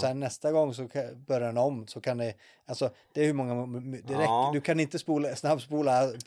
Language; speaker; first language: Swedish; native; Swedish